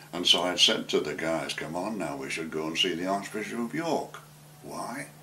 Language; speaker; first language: English; native; English